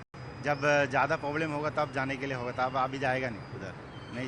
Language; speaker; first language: Hindi; non-native, local second language; Bangla